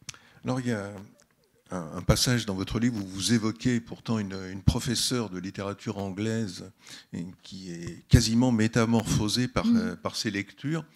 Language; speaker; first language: French; native; French